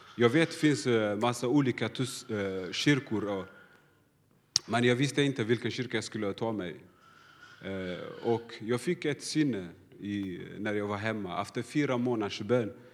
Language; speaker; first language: Swedish; non-native, learner; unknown